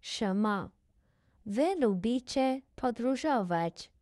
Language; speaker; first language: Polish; non-native, fluent; Persian